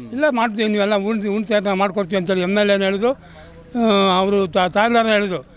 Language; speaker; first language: Kannada; native; Kannada